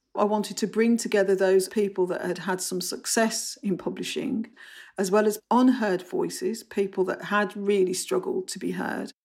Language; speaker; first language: English; native; English